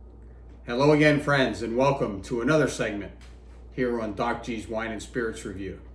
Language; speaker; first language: English; native; English